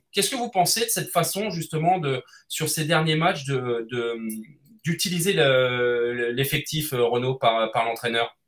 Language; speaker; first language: French; native; French